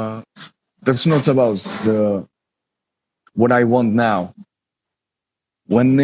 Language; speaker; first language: English; non-native, learner; Czech